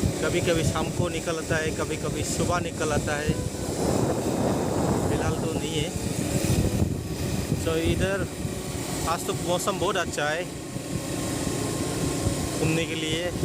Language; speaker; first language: Hindi; non-native, local second language; Bodo